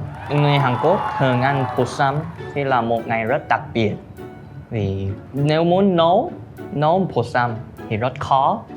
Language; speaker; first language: Vietnamese; non-native, learner; Korean